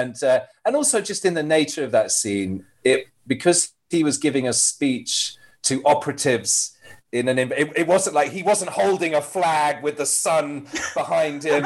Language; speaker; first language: English; native; English